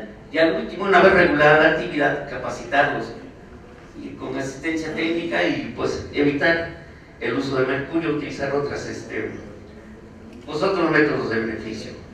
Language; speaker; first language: Spanish; native; Spanish